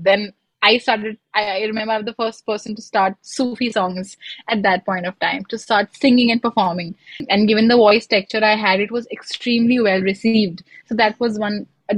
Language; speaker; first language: English; non-native, local second language; Hindi